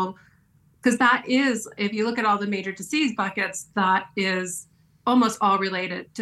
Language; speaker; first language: English; native; English